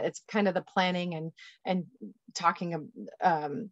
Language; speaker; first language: English; native; English